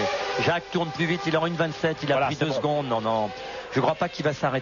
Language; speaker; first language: French; native; French